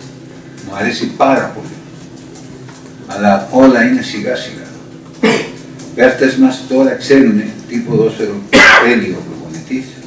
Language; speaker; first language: Greek; non-native, learner; Spanish